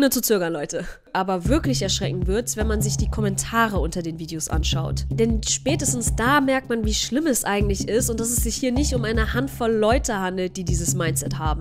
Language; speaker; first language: German; native; German